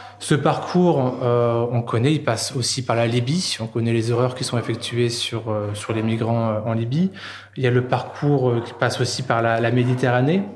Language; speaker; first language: French; native; French